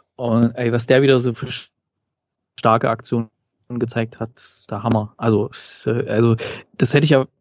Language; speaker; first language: German; native; German